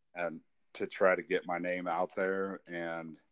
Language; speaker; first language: English; native; English